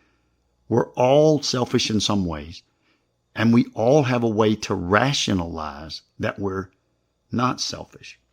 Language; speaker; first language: English; native; English